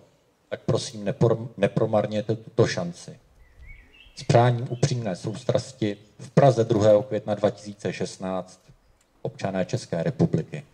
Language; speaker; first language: Czech; native; Czech